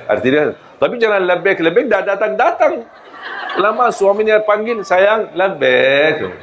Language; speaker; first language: Malay; non-native, fluent; Arabic